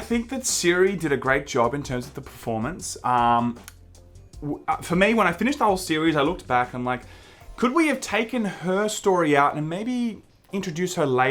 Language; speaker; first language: English; native; English